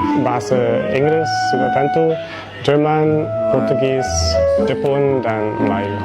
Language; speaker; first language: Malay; non-native, fluent; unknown